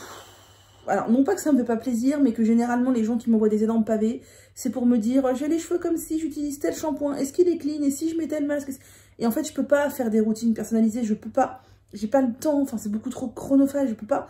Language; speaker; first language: French; native; French